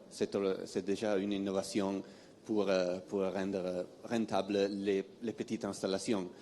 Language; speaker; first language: French; non-native, fluent; Italian